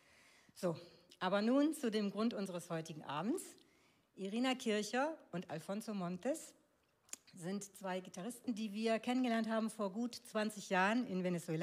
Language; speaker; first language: German; native; German